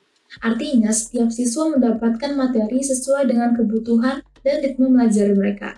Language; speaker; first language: Indonesian; native; Indonesian